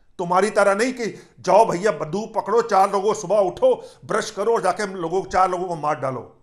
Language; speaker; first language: Hindi; native; Hindi